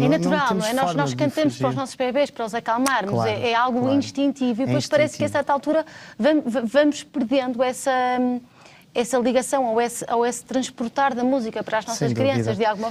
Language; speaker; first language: Portuguese; native; Portuguese